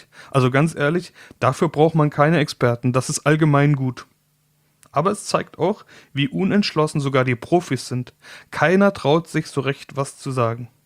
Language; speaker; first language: German; native; German